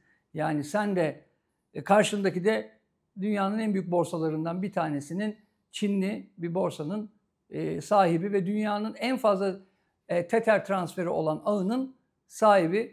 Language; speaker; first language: Turkish; native; Turkish